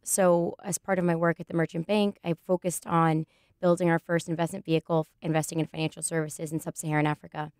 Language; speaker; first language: English; native; English